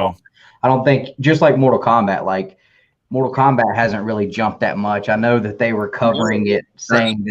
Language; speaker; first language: English; native; English